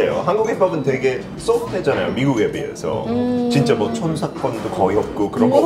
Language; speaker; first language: Korean; non-native, fluent; English